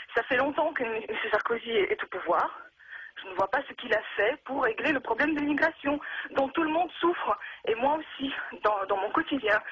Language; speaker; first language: French; non-native, fluent; Russian